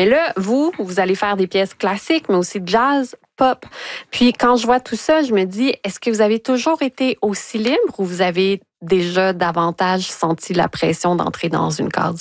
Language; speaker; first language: French; native; French